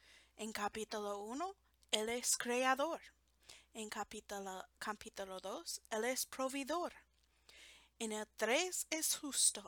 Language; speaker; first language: Spanish; non-native, fluent; English